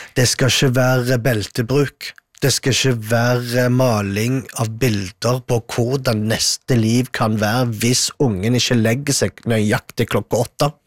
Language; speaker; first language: Norwegian; early bilingual, other home language; Arabic